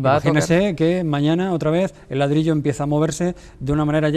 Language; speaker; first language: Spanish; native; Spanish